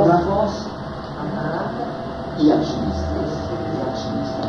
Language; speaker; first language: Spanish; non-native, fluent; French